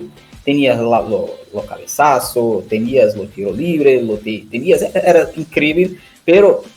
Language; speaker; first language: Spanish; non-native, learner; Portuguese